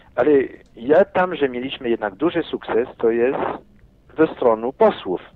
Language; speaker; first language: Polish; non-native, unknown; French